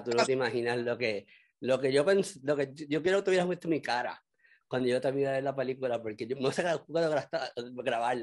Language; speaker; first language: Spanish; native; Spanish